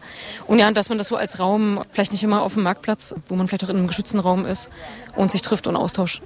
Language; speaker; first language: German; native; German